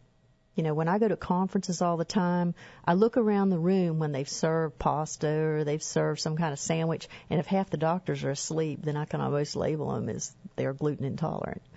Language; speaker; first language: English; native; English